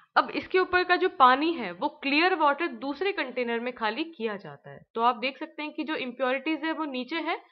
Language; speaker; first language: Hindi; native; Hindi